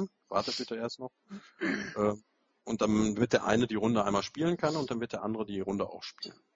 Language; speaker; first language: German; native; German